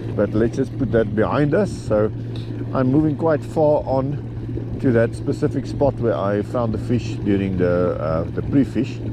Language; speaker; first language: English; non-native, local second language; Afrikaans